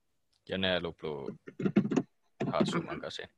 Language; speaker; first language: Russian; non-native, learner; Finnish